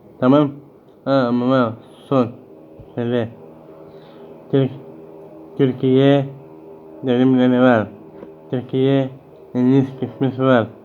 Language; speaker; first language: Turkish; early bilingual, heritage; Turkish